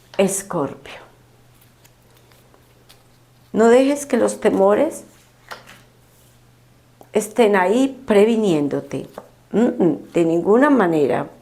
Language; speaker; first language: Spanish; native; Spanish